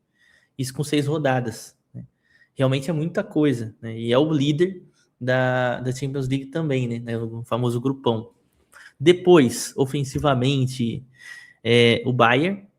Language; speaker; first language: Portuguese; native; Portuguese